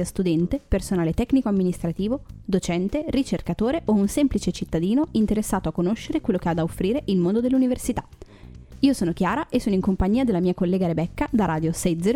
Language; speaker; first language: Italian; native; Italian